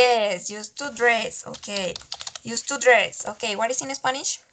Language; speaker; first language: English; non-native, fluent; Spanish